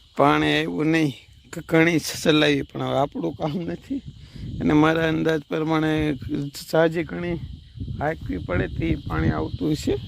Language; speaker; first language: Gujarati; native; Gujarati